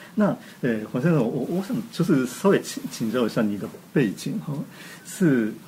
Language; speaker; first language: Chinese; non-native, fluent; Japanese